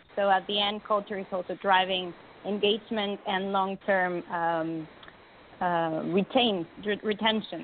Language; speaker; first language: English; non-native, fluent; Spanish